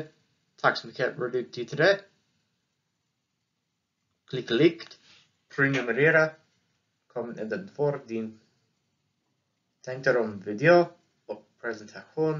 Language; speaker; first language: Swedish; non-native, learner; English